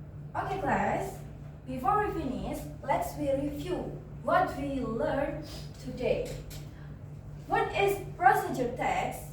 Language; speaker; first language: English; non-native, learner; Indonesian